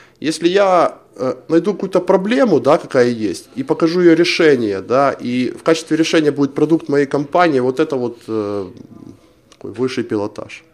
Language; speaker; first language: Russian; non-native, local second language; Ukrainian